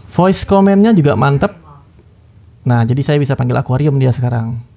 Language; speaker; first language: Indonesian; native; Indonesian